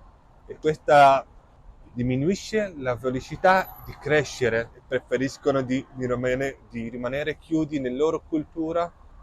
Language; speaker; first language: Italian; non-native, fluent; Arabic